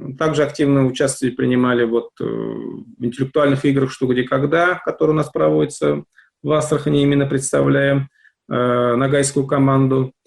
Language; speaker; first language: Russian; native; Russian